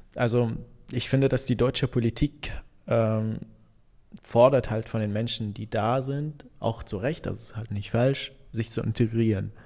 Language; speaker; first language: German; non-native, fluent; Arabic